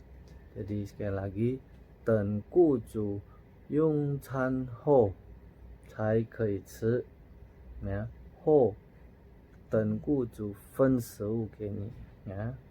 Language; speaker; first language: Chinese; non-native, fluent; Indonesian